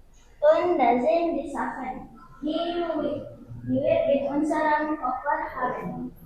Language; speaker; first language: German; non-native, learner; Indonesian